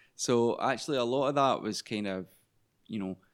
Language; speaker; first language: English; native; English